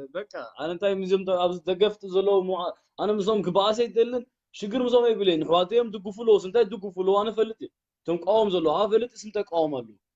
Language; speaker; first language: Tigrinya; early bilingual, heritage; Tigrinya